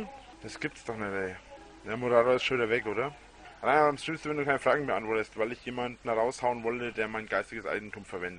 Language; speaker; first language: German; native; German